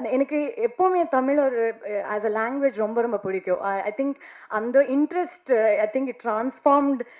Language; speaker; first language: Tamil; non-native, learner; Kannada